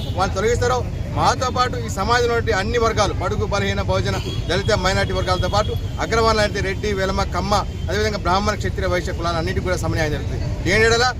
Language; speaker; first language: Telugu; native; Telugu